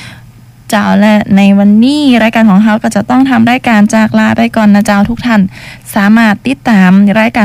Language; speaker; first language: Thai; non-native, local second language; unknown